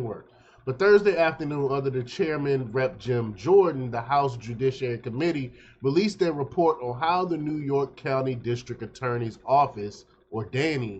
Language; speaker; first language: English; native; English